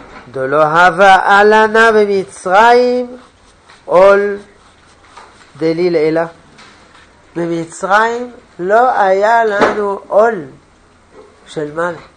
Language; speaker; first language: Hebrew; non-native, fluent; French